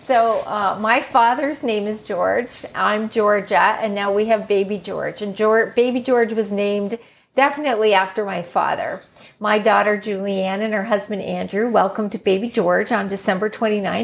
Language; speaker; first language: English; native; English